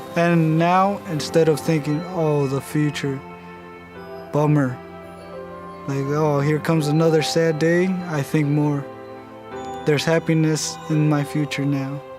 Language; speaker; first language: English; early bilingual, other home language; Spanish